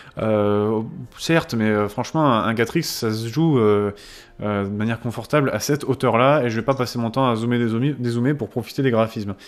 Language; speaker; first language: French; native; French